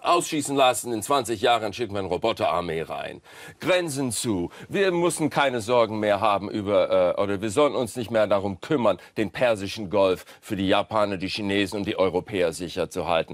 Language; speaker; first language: German; non-native, fluent; English